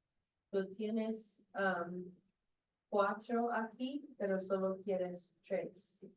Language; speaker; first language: Spanish; non-native, learner; English